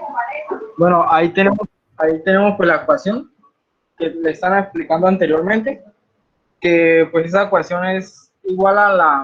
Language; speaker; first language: Spanish; native; Spanish